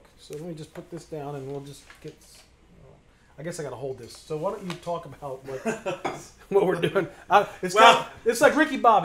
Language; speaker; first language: English; native; English